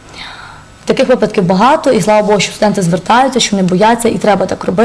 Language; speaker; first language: Ukrainian; native; Ukrainian